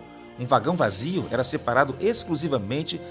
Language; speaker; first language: Portuguese; native; Portuguese